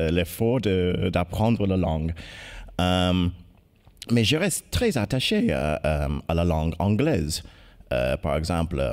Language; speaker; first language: French; non-native, fluent; English